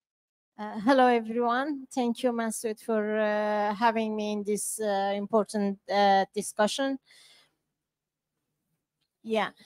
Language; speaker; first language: English; non-native, fluent; Persian